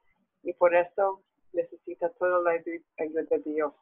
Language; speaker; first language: Spanish; non-native, learner; English